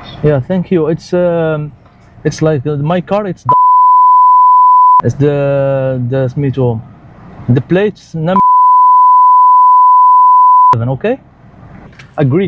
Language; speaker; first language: English; non-native, local second language; Arabic